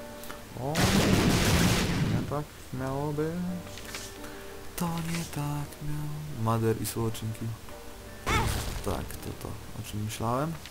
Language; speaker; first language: Polish; native; Polish